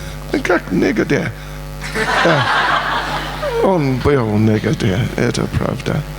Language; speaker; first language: Russian; non-native, learner; English